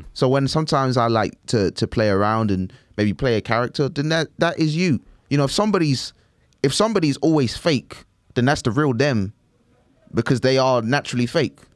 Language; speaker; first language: English; native; English